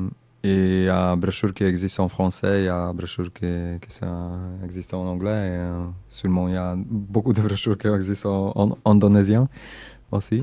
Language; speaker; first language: French; non-native, learner; Indonesian